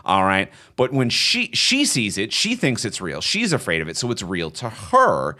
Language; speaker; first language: English; native; English